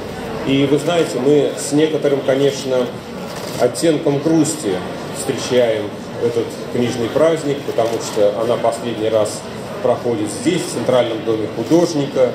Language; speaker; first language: Russian; native; Russian